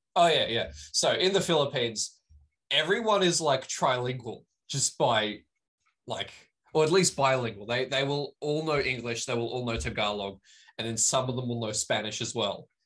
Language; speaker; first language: English; native; English